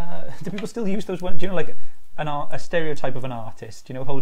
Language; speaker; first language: English; native; English